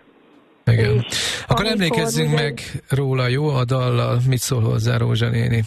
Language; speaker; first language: Hungarian; native; Hungarian